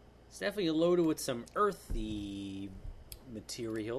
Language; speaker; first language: English; native; English